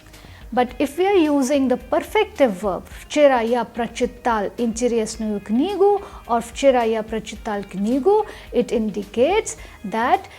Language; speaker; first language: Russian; non-native, fluent; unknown